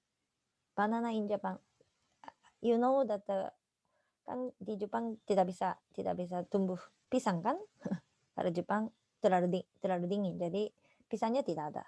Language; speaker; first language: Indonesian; non-native, fluent; Japanese